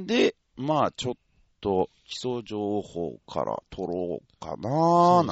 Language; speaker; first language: Japanese; native; Japanese